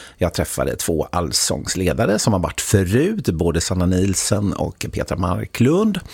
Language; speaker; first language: Swedish; native; Swedish